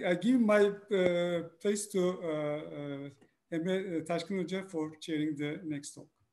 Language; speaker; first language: English; non-native, fluent; Turkish